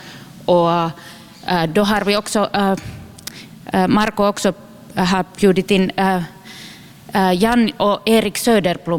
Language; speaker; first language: Swedish; non-native, local second language; Finnish